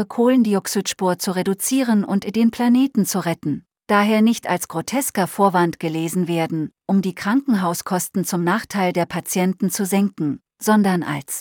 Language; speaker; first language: German; native; German